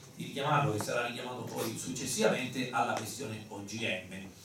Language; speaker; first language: Italian; native; Italian